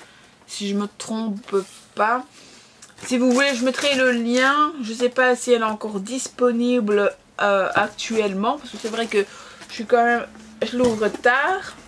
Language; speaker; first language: French; native; French